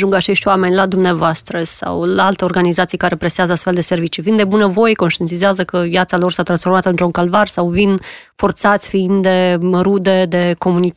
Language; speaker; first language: Romanian; native; Romanian